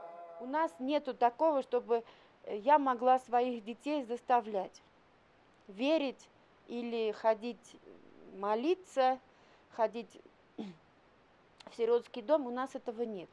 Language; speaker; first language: Russian; native; Russian